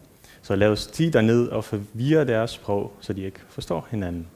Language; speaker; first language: Danish; non-native, fluent; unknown